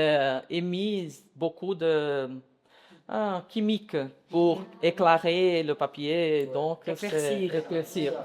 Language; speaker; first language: French; non-native, learner; Portuguese